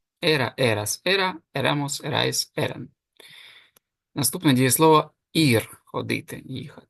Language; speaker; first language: Spanish; non-native, fluent; Ukrainian